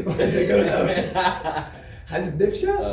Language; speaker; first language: Arabic; native; Arabic